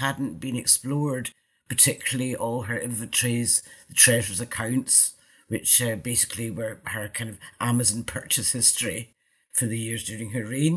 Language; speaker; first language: English; native; English